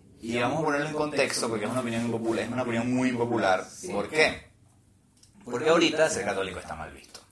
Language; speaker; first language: Spanish; native; Spanish